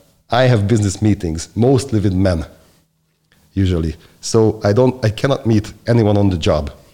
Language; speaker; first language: English; non-native, fluent; Hungarian